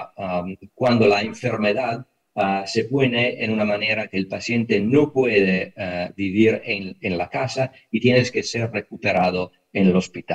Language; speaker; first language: Spanish; non-native, fluent; Italian